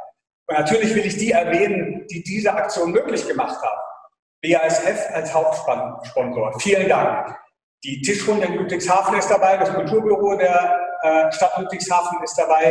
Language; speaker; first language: German; native; German